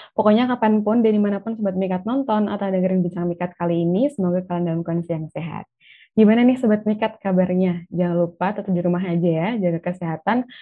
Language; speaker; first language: Indonesian; native; Indonesian